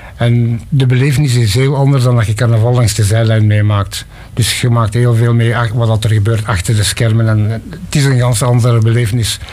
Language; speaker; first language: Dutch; native; Dutch